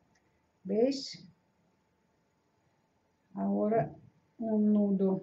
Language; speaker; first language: Spanish; non-native, learner; Russian